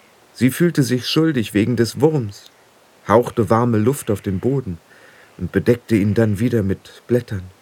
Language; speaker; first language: German; native; German